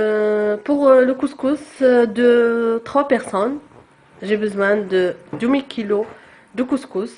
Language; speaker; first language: French; non-native, local second language; Arabic